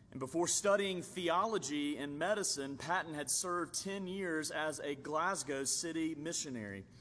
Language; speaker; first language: English; native; English